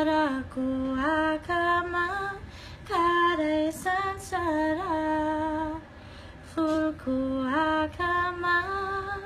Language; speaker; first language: Nepali; non-native, learner; English